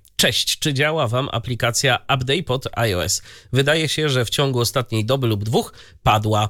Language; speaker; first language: Polish; native; Polish